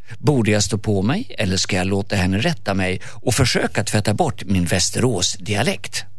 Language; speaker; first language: Swedish; native; Swedish